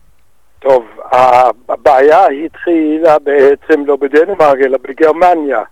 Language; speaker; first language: Hebrew; non-native, fluent; Danish